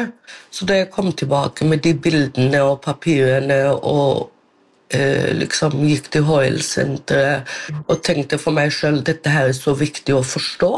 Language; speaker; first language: Norwegian; non-native, local second language; Romany